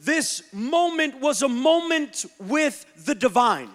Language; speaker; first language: English; early bilingual, other home language; Spanish